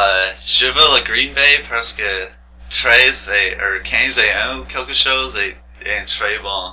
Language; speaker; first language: French; non-native, learner; English